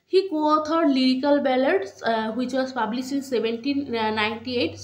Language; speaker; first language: English; non-native, local second language; Bangla